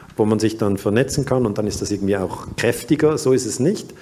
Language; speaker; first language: German; native; German